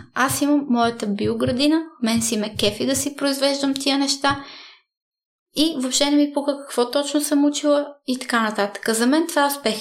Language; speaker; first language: Bulgarian; early bilingual, heritage; Bulgarian